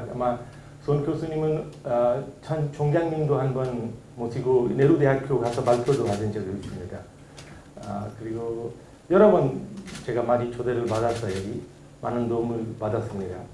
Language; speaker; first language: Korean; non-native, learner; Hindi